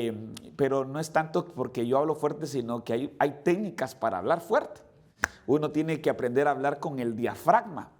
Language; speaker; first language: Spanish; native; Spanish